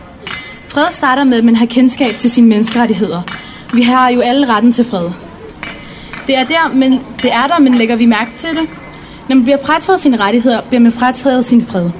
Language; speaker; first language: Danish; native; Danish